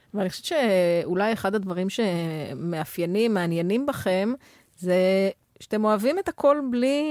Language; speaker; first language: Hebrew; native; Hebrew